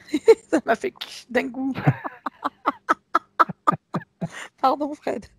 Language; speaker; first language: French; native; French